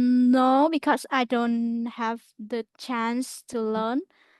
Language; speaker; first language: English; non-native, learner; Vietnamese